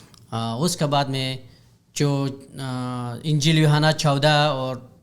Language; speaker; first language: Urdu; non-native, learner; Hazaragi